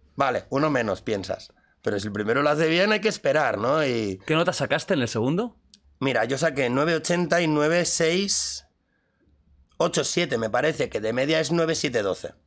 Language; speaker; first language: Spanish; native; Spanish